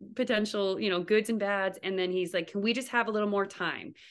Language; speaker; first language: English; native; English